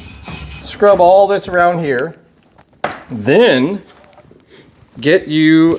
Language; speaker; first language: English; native; English